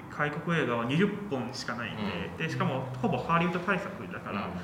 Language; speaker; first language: Japanese; non-native, fluent; Chinese